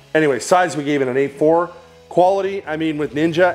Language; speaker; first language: English; native; English